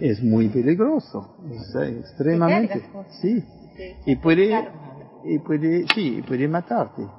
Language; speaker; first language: Spanish; non-native, fluent; French